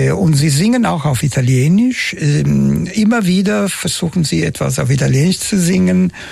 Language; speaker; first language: German; non-native, fluent; Italian